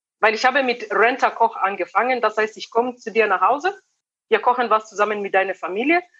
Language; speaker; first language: German; non-native, fluent; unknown